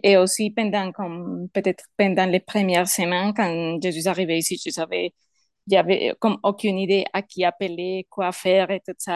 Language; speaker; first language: French; non-native, learner; Spanish